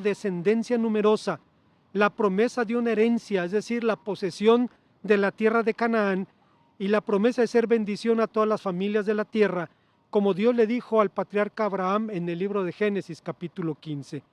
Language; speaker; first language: Spanish; native; Spanish